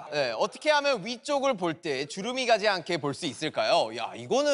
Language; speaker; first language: Korean; native; Korean